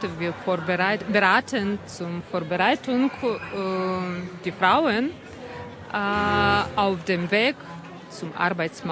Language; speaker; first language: German; non-native, fluent; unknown